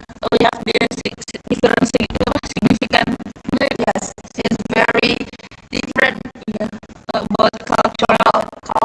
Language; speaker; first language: English; non-native, learner; Indonesian